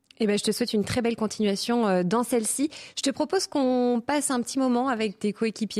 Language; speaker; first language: French; native; French